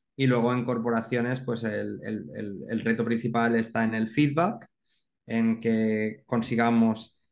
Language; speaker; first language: Spanish; native; Spanish